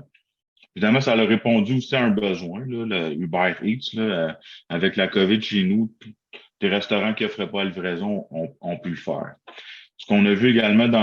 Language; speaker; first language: French; native; French